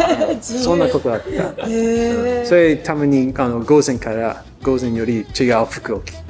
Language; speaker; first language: Japanese; non-native, learner; English